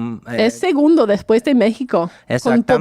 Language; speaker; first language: Spanish; non-native, fluent; English